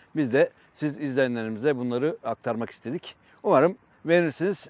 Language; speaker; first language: Turkish; native; Turkish